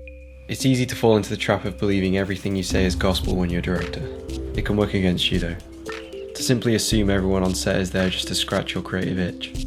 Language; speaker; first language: English; native; English